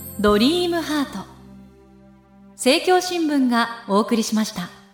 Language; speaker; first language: Japanese; native; Japanese